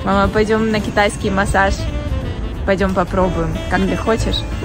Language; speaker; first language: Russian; native; Russian